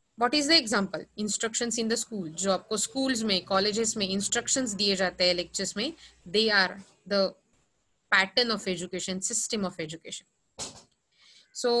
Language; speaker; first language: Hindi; non-native, local second language; Marathi